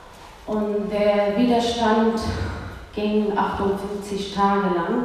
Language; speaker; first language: German; early bilingual, other home language; Kurdish